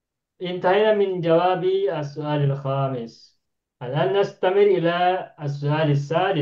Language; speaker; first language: Arabic; non-native, fluent; Indonesian